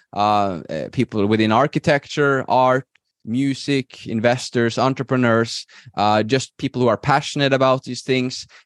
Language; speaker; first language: English; non-native, fluent; Norwegian